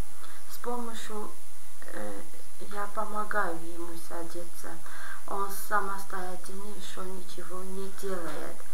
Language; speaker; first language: Russian; non-native, fluent; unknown